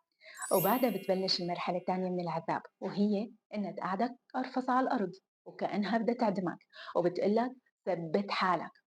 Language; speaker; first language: Arabic; native; Arabic